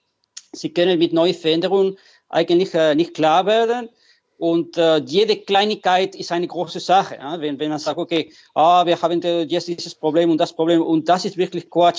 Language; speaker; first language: German; non-native, fluent; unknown